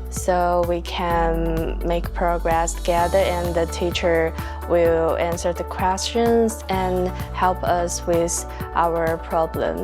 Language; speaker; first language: English; non-native, fluent; Chinese